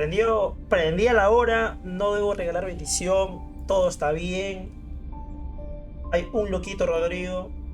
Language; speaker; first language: Spanish; native; Spanish